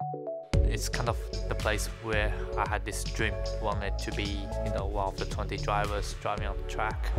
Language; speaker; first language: English; non-native, local second language; Chinese